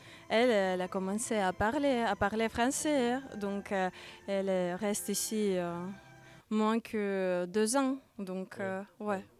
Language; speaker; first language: French; non-native, learner; Ukrainian